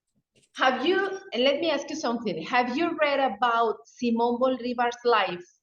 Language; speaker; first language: English; non-native, fluent; Spanish